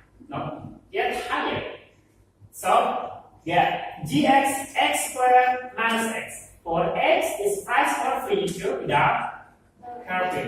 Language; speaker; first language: English; non-native, learner; Indonesian